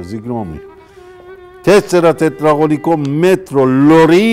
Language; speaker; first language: Greek; non-native, learner; Persian